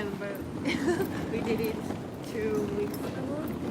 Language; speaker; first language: English; non-native, learner; Japanese